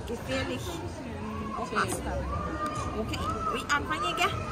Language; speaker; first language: German; non-native, learner; Thai